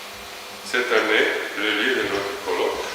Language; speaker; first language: French; non-native, fluent; Croatian